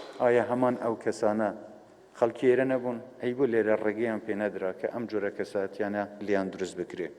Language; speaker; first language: Central Kurdish; non-native, local second language; Kurdish